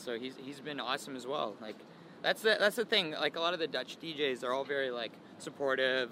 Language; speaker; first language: English; native; English